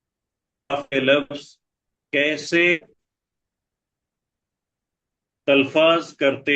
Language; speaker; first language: Hindi; non-native, learner; Bangla